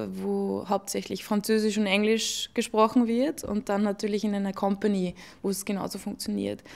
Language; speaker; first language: German; native; German